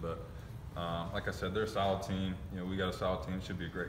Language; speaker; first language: English; native; English